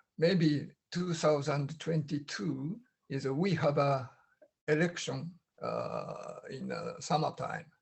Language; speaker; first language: English; non-native, learner; Japanese